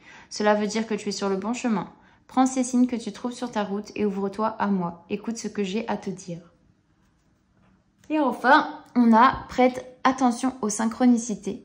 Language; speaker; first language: French; native; French